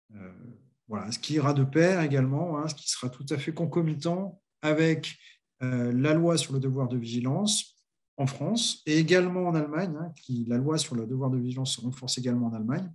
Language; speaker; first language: French; native; French